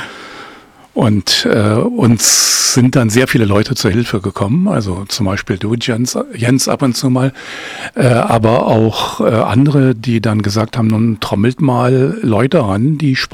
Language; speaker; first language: German; native; German